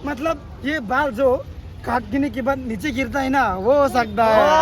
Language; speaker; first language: Hindi; non-native, local second language; Bangla